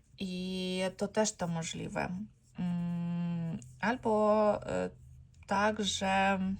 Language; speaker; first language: Polish; non-native, learner; Ukrainian